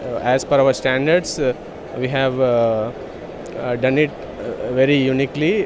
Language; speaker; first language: English; non-native, local second language; Telugu